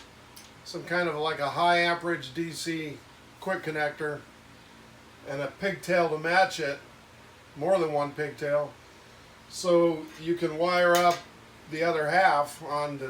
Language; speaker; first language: English; native; English